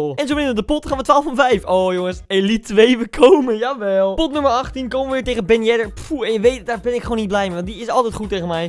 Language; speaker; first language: Dutch; native; Dutch